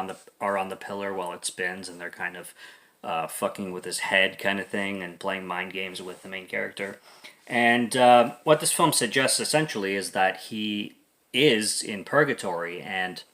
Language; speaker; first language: English; native; English